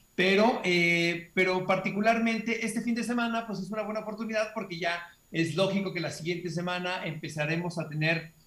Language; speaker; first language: Spanish; native; Spanish